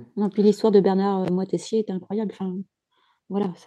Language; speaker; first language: French; native; French